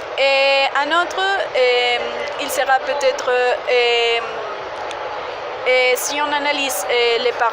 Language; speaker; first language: French; non-native, fluent; Spanish